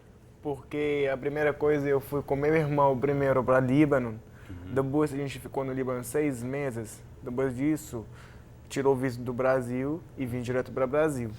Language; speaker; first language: Portuguese; non-native, learner; Arabic